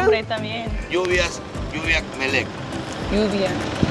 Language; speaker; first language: Spanish; non-native, learner; English